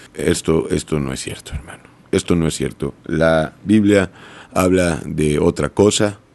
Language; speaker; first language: Spanish; native; Spanish